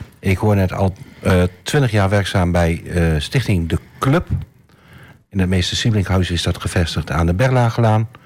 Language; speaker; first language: Dutch; native; Dutch